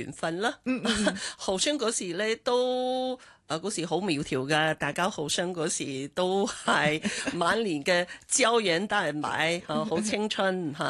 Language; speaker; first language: Cantonese; non-native, local second language; Chinese